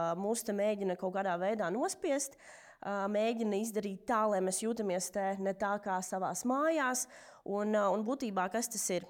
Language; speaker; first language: Latvian; non-native, local second language; Russian